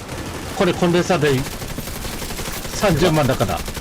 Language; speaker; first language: Japanese; native; Japanese